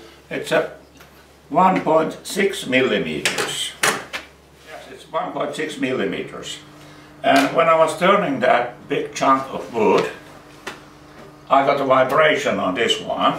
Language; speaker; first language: English; non-native, fluent; Finnish